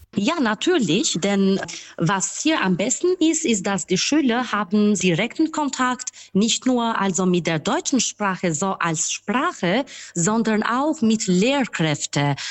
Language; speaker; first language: German; non-native, fluent; Albanian